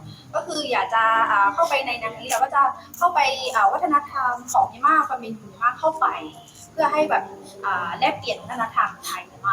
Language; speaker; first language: Thai; non-native, fluent; Burmese